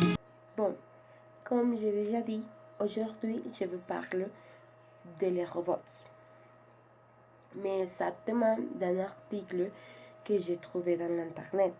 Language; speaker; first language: French; non-native, learner; Spanish